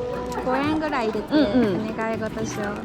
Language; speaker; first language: Japanese; native; Japanese